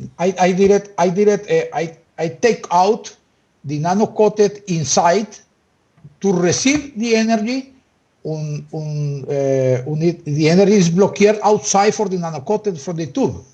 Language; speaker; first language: English; non-native, learner; Spanish